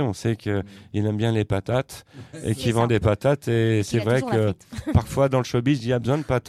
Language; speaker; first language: French; native; French